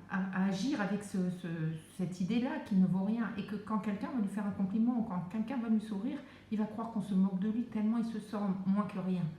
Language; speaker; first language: French; native; French